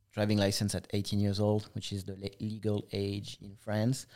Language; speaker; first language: English; non-native, fluent; French